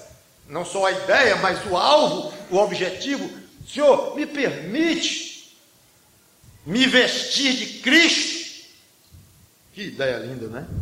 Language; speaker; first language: Portuguese; native; Portuguese